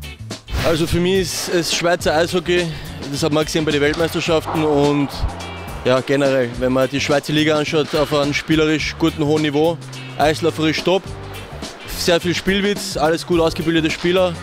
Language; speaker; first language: German; native; German